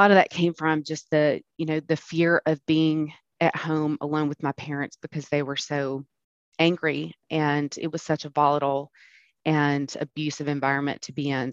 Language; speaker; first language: English; native; English